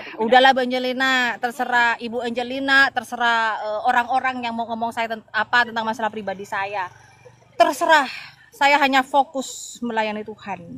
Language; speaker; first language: Indonesian; non-native, local second language; Madurese